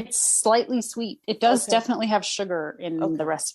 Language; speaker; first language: English; native; English